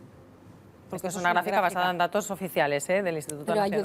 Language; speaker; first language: Spanish; native; Spanish